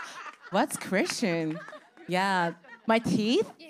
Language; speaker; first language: English; non-native, learner; Japanese